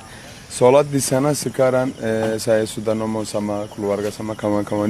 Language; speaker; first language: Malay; non-native, learner; Turkish